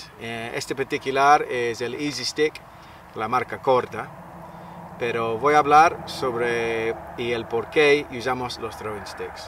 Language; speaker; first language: Spanish; non-native, fluent; English